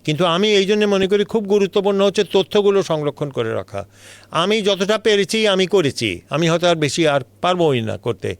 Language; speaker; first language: Bangla; native; Bangla